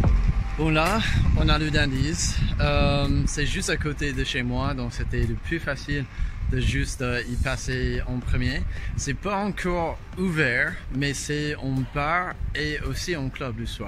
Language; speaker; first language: French; non-native, fluent; English